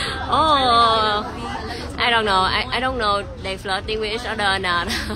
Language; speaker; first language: English; non-native, learner; Vietnamese